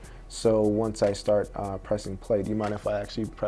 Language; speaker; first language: English; native; English